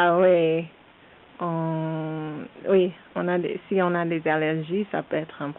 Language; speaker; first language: French; non-native, learner; English